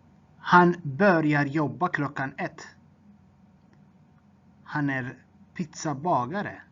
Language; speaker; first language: Swedish; non-native, fluent; Tigrinya